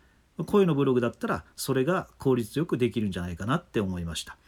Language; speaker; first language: Japanese; native; Japanese